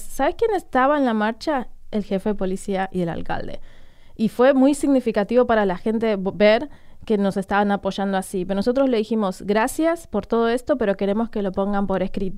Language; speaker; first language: Spanish; native; Spanish